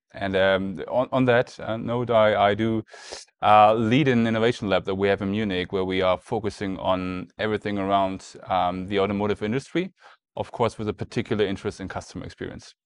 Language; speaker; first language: English; non-native, fluent; German